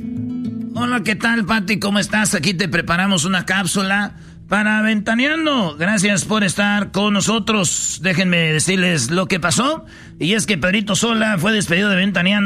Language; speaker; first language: Spanish; native; Spanish